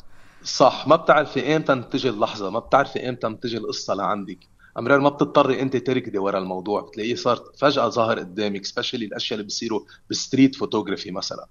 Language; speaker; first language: Arabic; native; Arabic